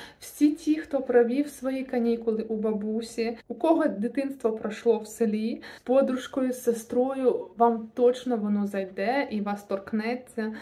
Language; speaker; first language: Ukrainian; non-native, local second language; Russian